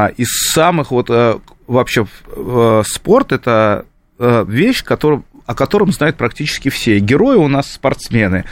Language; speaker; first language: Russian; native; Russian